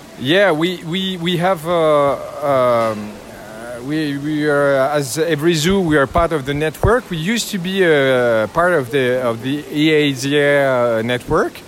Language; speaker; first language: English; non-native, learner; French